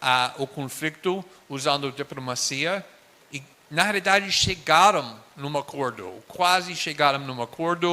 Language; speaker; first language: Portuguese; non-native, fluent; English